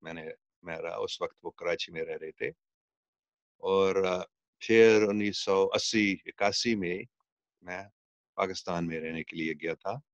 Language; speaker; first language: Urdu; non-native, local second language; English